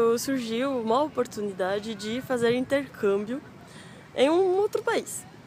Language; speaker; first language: Portuguese; non-native, fluent; French